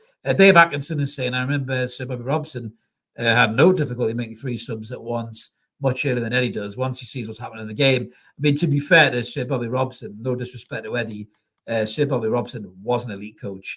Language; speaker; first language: English; native; English